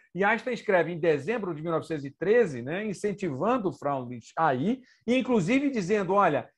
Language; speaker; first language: Portuguese; native; Portuguese